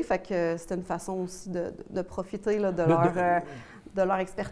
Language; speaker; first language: French; native; French